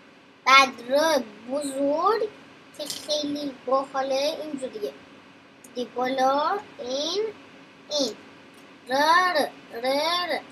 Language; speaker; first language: Persian; early bilingual, heritage; Persian